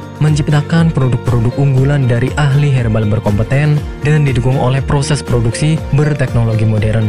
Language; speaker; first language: Indonesian; native; Indonesian